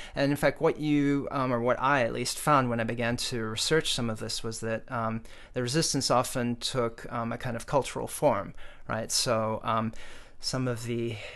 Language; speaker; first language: English; native; English